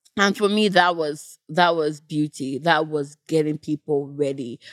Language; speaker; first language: English; non-native, local second language; Yoruba